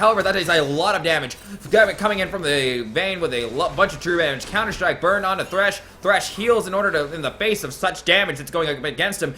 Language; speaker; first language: English; native; English